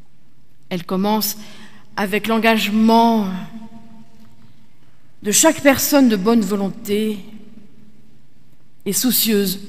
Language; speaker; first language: French; native; French